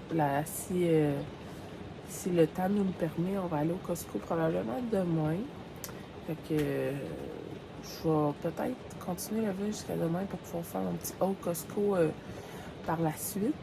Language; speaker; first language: French; native; French